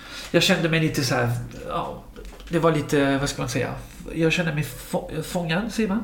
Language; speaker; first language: Swedish; non-native, fluent; French